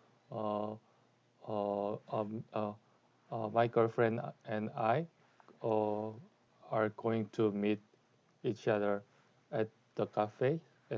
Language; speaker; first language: English; non-native, learner; Korean